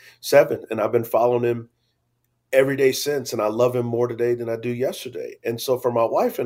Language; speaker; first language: English; native; English